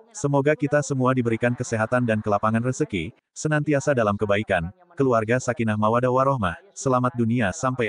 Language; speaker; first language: Indonesian; native; Indonesian